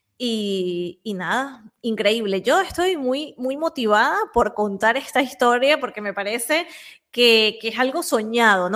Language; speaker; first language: Spanish; native; Spanish